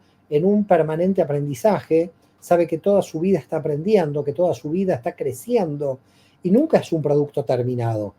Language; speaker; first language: Spanish; native; Spanish